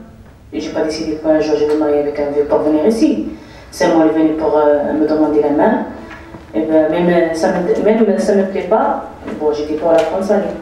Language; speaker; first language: French; non-native, fluent; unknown